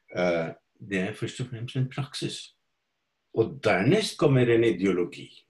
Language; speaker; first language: Norwegian; non-native, fluent; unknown